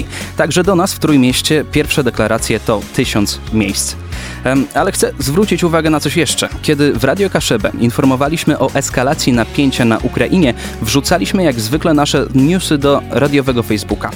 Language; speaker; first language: Polish; native; Polish